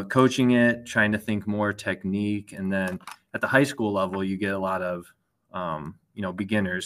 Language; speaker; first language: English; native; English